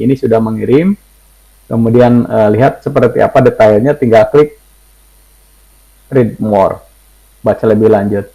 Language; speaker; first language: Indonesian; native; Indonesian